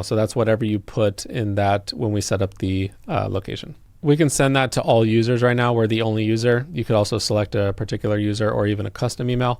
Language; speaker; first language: English; native; English